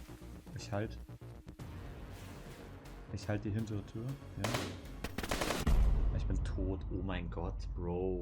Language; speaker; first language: German; native; German